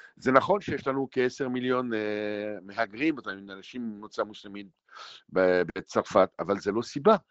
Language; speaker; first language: Hebrew; non-native, fluent; French